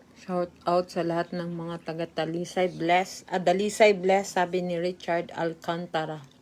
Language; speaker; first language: Filipino; non-native, local second language; Cebuano